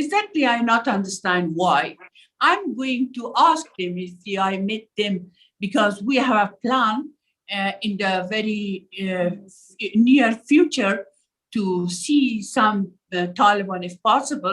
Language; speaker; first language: English; non-native, learner; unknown